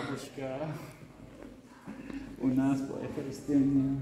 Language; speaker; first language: Russian; non-native, learner; English